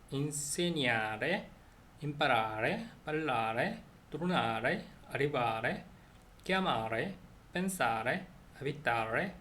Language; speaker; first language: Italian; non-native, learner; Korean